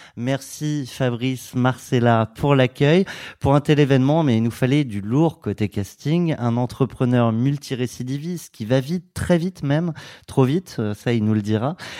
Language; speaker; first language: French; native; French